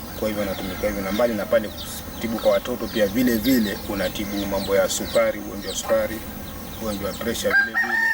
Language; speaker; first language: Swahili; non-native, local second language; Giryama